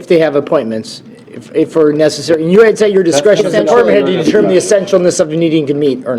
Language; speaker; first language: English; native; English